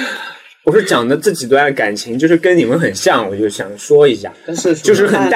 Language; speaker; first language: Chinese; native; Chinese